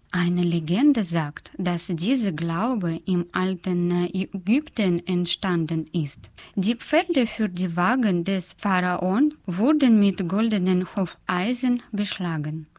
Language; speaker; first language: German; non-native, learner; Russian